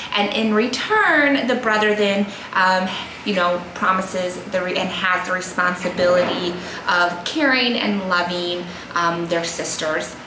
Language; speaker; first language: English; native; English